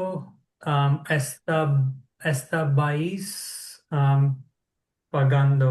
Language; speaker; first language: Spanish; non-native, learner; English